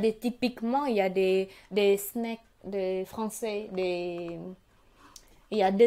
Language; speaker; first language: French; non-native, learner; Khmer